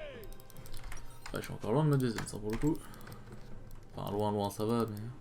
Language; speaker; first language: French; native; French